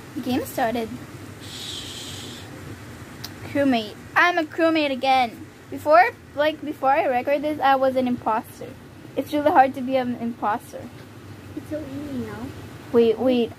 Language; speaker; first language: English; native; English